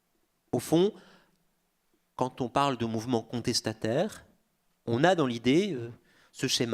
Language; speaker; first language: French; native; French